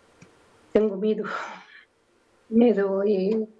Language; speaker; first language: Spanish; non-native, learner; Arabic